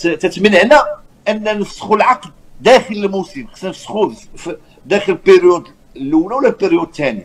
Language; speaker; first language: Arabic; native; Arabic